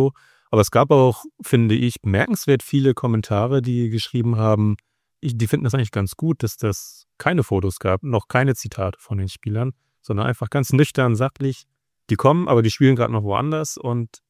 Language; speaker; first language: German; native; German